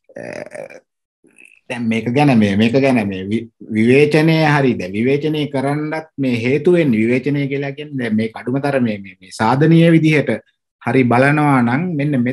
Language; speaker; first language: Sinhala; native; Sinhala